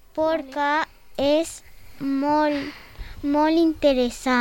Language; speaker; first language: Catalan; non-native, local second language; Spanish